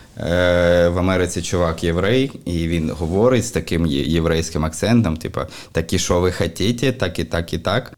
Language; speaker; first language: Ukrainian; native; Ukrainian